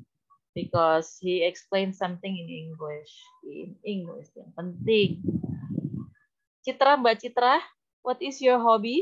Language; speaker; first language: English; non-native, fluent; Indonesian